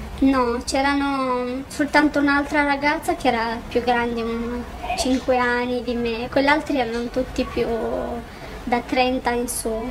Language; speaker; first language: Italian; non-native, fluent; Romanian